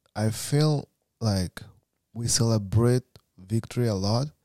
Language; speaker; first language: English; non-native, local second language; Kikuyu